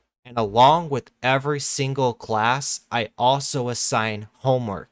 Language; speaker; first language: English; native; English